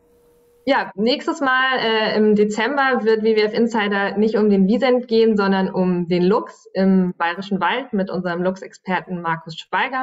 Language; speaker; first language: German; native; German